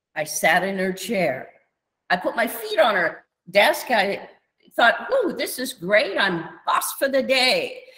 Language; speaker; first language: English; native; English